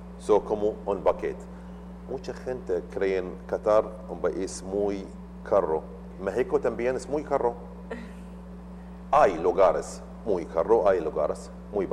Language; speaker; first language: Spanish; non-native, learner; Arabic